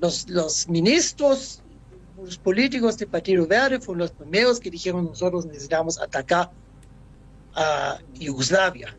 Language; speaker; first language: Spanish; non-native, fluent; German